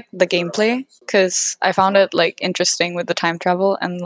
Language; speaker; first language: English; non-native, local second language; Cebuano